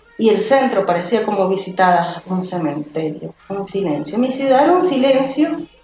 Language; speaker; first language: Spanish; native; Spanish